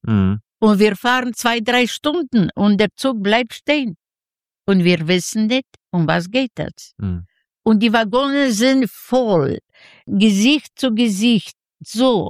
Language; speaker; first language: German; non-native, learner; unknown